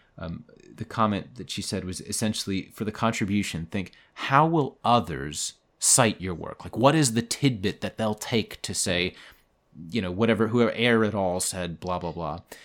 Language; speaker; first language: English; native; English